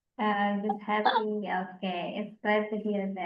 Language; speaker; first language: English; non-native, fluent; Indonesian